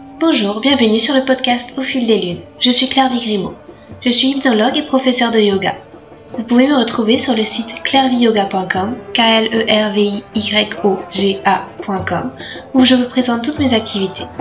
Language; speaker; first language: French; native; French